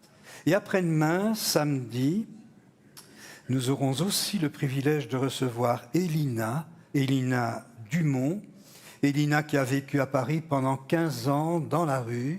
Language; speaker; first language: French; native; French